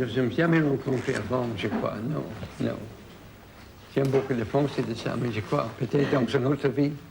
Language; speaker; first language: French; non-native, fluent; English